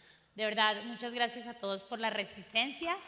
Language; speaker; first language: Spanish; native; Spanish